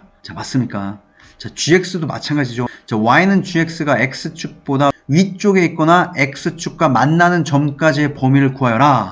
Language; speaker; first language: Korean; native; Korean